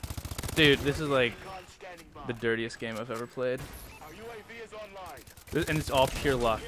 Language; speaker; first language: English; native; English